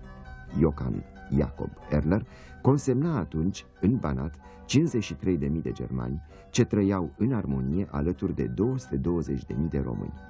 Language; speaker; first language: Romanian; native; Romanian